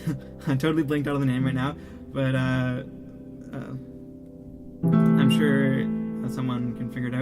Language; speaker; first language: English; native; English